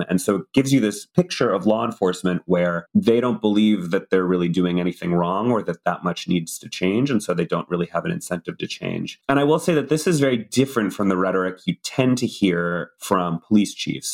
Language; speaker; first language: English; native; English